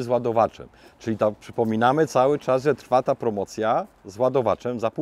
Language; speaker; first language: Polish; native; Polish